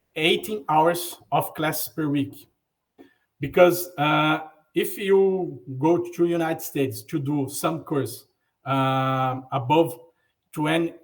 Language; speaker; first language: English; non-native, learner; Portuguese